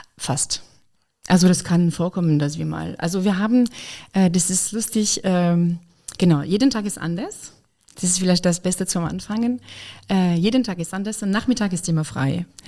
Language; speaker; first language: German; non-native, fluent; French